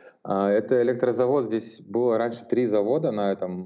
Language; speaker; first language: Russian; native; Russian